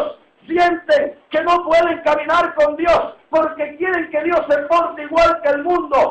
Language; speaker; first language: Spanish; native; Spanish